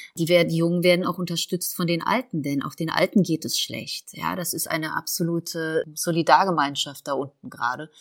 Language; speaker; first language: German; native; German